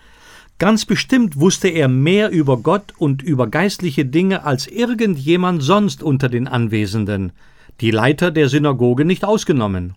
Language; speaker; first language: German; native; German